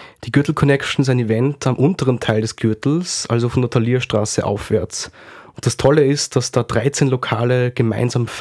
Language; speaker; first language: German; native; German